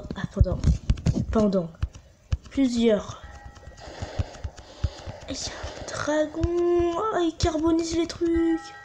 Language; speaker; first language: French; native; French